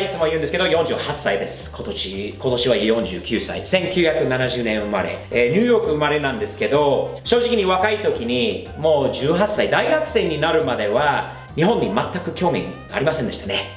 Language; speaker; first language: Japanese; non-native, fluent; English